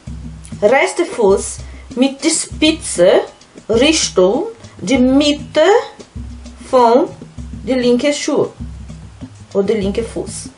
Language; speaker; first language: German; non-native, fluent; Portuguese